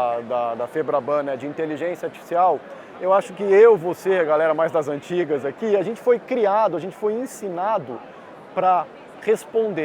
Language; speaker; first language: Portuguese; native; Portuguese